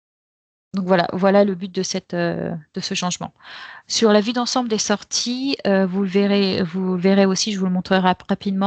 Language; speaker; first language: French; native; French